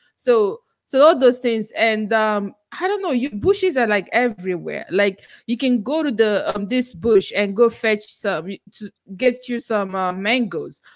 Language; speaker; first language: English; non-native, local second language; Igbo